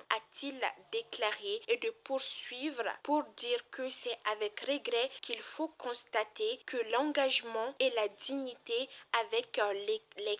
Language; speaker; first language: French; non-native, local second language; Bambara